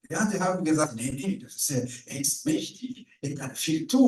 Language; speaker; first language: German; non-native, learner; Rundi